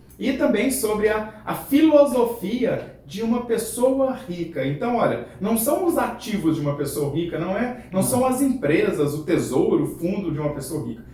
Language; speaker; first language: Portuguese; native; Portuguese